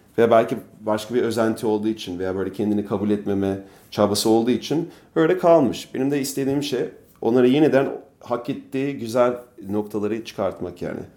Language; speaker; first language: Turkish; non-native, fluent; English